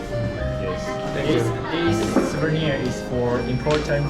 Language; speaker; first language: English; non-native, learner; Chinese